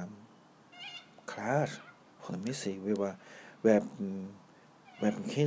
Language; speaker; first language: Dutch; early bilingual, other home language; Vietnamese